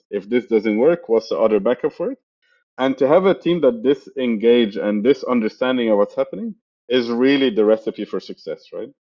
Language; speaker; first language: English; non-native, fluent; Arabic